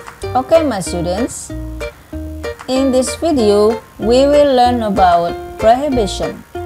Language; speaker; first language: English; non-native, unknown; Indonesian